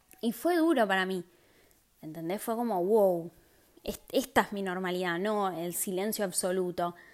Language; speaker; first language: Spanish; native; Spanish